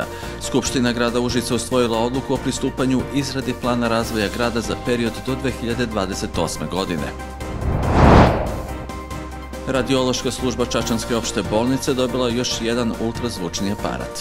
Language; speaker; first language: Serbian; native; Serbian